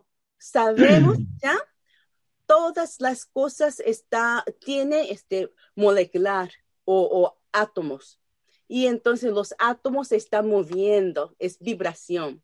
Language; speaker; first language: Spanish; non-native, learner; Japanese